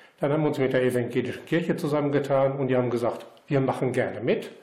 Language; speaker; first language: German; native; German